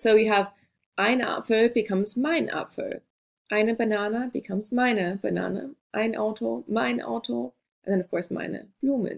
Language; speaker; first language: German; non-native, fluent; English